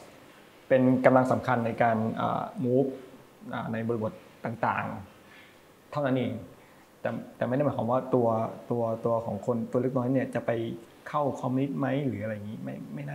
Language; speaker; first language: Thai; native; Thai